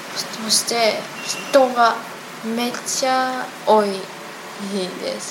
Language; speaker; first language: Japanese; non-native, learner; Chinese